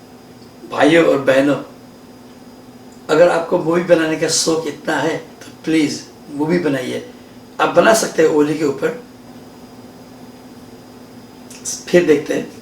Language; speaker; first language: Hindi; non-native, learner; Nepali